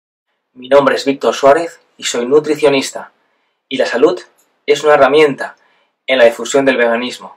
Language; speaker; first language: Spanish; native; Spanish